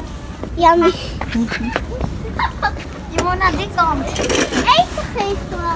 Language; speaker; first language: Dutch; early bilingual, other home language; Indonesian